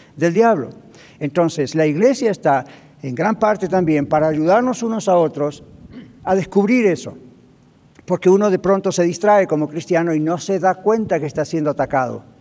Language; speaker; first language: Spanish; native; Spanish